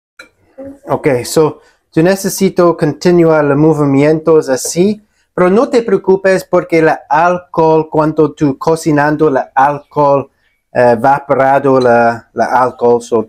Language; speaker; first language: Spanish; non-native, learner; English